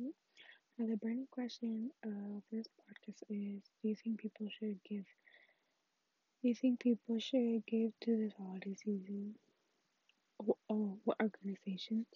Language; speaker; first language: English; native; English